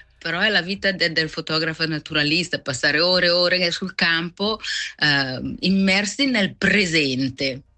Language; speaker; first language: Italian; native; Italian